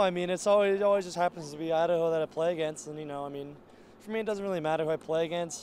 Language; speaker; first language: English; native; English